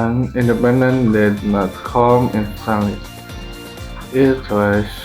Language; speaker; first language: English; non-native, fluent; Indonesian